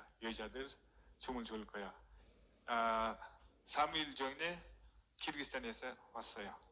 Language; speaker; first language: Korean; non-native, learner; Kyrgyz